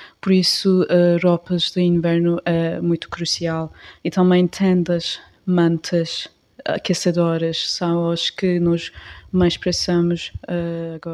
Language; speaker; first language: Portuguese; non-native, fluent; Turkish